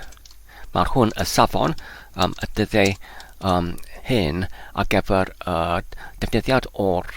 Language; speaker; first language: Welsh; non-native, learner; Polish